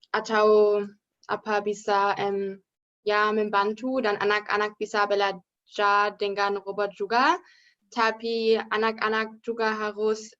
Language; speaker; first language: Indonesian; non-native, learner; German